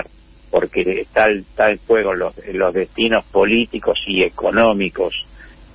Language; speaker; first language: Spanish; native; Spanish